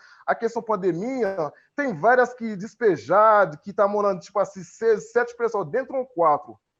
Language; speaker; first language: Portuguese; non-native, fluent; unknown